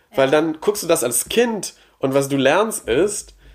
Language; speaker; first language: German; non-native, fluent; English